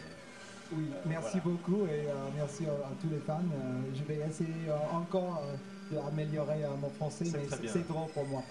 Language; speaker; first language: French; non-native, fluent; English